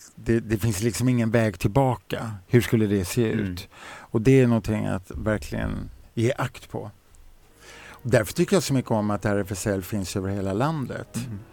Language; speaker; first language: Swedish; native; Swedish